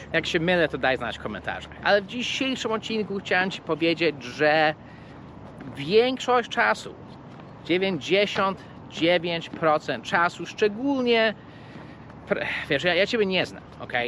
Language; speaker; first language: Polish; non-native, fluent; English